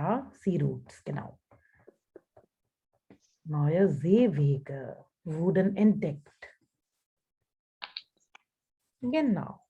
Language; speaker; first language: German; non-native, fluent; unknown